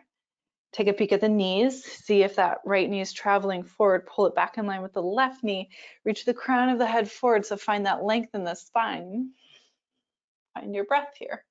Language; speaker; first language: English; native; English